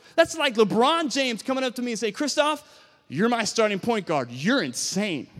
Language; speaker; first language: English; native; English